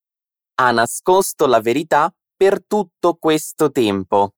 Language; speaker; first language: Italian; non-native, fluent; Portuguese